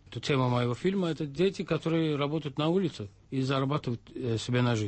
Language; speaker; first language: Russian; non-native, local second language; Azerbaijani